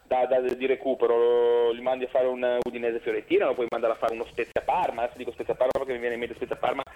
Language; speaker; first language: Italian; native; Italian